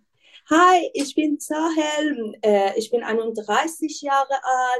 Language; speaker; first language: German; non-native, learner; Persian